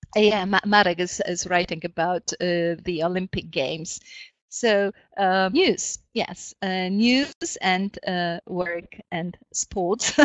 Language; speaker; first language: English; non-native, fluent; Polish